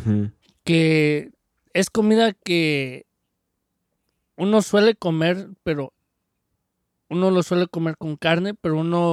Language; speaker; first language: Spanish; early bilingual, heritage; Spanish